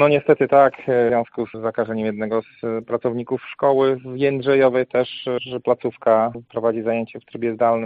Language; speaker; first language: Polish; native; Polish